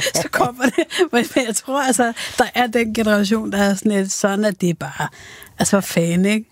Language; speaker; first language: Danish; early bilingual, other home language; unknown